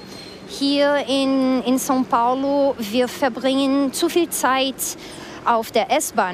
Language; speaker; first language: German; early bilingual, other home language; Portuguese